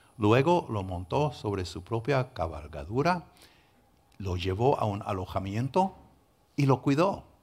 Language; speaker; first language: Spanish; non-native, fluent; English